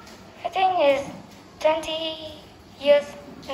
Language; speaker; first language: English; non-native, learner; Vietnamese